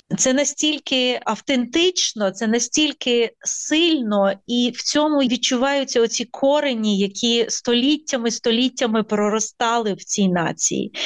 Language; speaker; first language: Ukrainian; native; Ukrainian